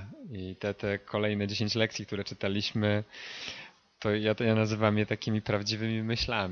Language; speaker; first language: Polish; native; Polish